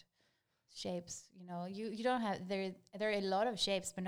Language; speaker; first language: English; non-native, fluent; Greek